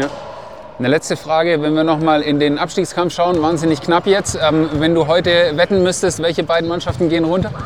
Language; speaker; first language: German; native; German